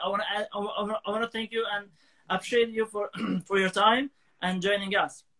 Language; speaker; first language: English; non-native, fluent; Persian